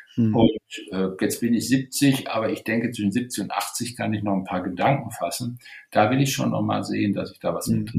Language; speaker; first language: German; native; German